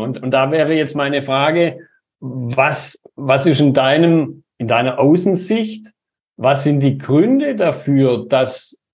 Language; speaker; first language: German; native; German